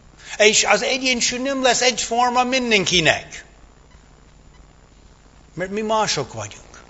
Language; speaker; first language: Hungarian; non-native, fluent; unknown